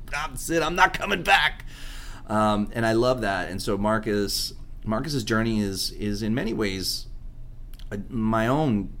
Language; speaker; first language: English; early bilingual, other home language; Spanish